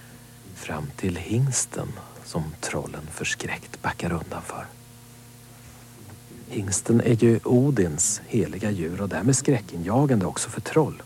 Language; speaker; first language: Swedish; native; Swedish